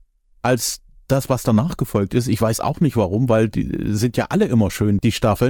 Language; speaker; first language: German; native; German